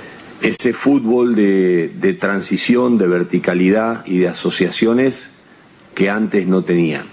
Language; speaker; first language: Spanish; native; Spanish